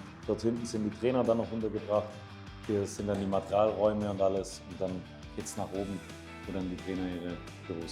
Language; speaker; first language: German; native; German